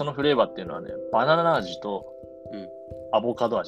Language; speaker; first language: Japanese; native; Japanese